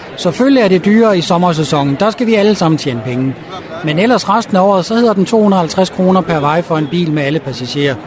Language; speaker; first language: Danish; native; Danish